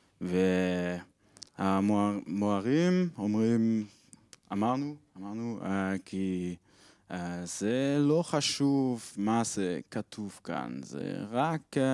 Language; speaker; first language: Hebrew; non-native, learner; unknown